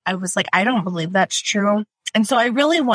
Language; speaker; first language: English; native; English